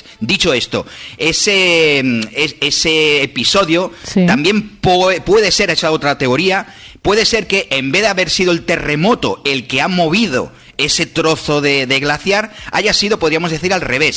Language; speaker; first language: Spanish; native; Spanish